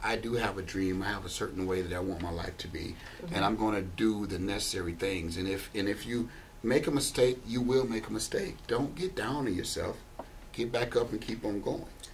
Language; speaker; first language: English; native; English